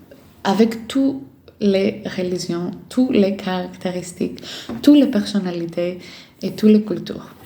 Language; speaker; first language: French; non-native, fluent; Greek